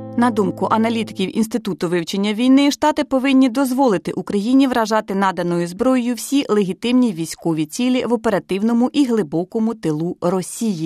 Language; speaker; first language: Ukrainian; native; Ukrainian